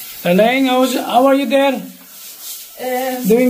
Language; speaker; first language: English; non-native, local second language; Filipino